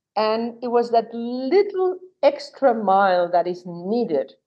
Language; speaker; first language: English; non-native, fluent; Spanish